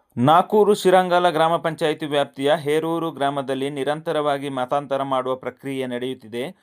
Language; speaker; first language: Kannada; non-native, local second language; Kodava